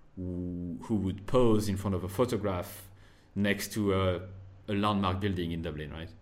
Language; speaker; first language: English; non-native, fluent; French